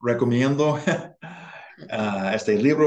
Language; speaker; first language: Spanish; non-native, learner; English